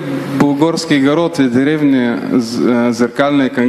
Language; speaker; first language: Russian; non-native, learner; Bulgarian